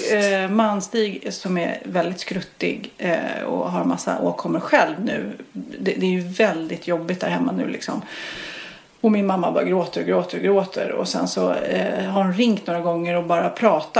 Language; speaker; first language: Swedish; native; Swedish